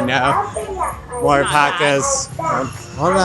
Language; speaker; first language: Spanish; non-native, learner; English